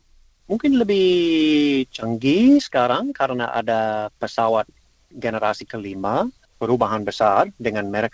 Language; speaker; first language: Indonesian; non-native, learner; English